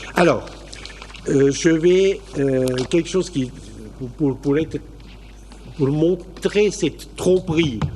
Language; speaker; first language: French; native; French